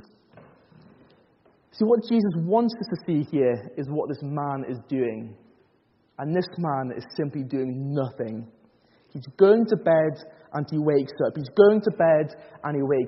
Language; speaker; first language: English; native; English